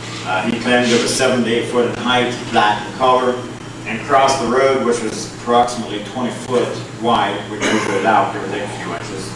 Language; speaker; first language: English; native; English